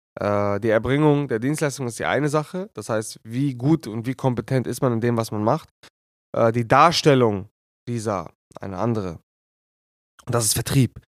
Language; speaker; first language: German; native; German